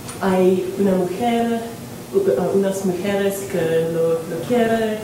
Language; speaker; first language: Spanish; non-native, learner; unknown